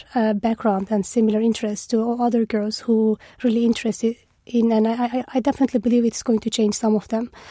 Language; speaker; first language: English; non-native, fluent; Turkish